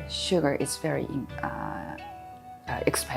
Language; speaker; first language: English; non-native, fluent; Japanese